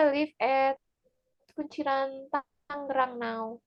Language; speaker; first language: English; non-native, learner; Indonesian